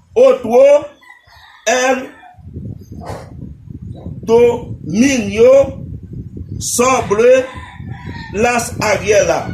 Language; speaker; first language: Spanish; non-native, learner; Haitian Creole